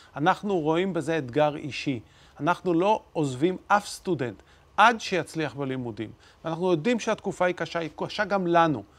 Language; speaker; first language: Hebrew; native; Hebrew